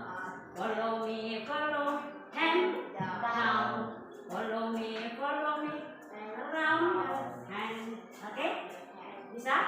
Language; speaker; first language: English; non-native, learner; Indonesian